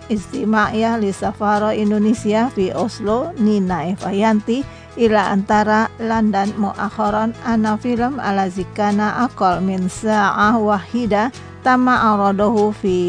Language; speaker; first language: Arabic; non-native, fluent; Indonesian